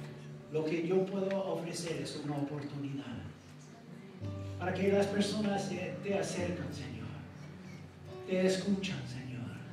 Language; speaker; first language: Spanish; non-native, fluent; English